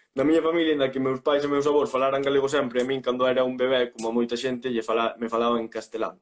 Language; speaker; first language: Galician; non-native, local second language; Spanish